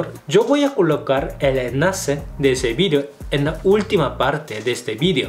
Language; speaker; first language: Spanish; non-native, fluent; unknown